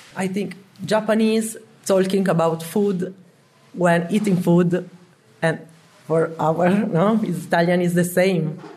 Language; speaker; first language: English; non-native, learner; Italian